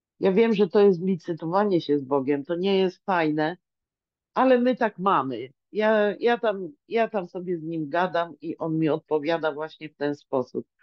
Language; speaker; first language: Polish; native; Polish